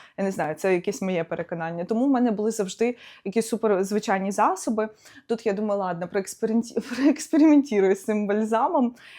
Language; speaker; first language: Ukrainian; non-native, local second language; Russian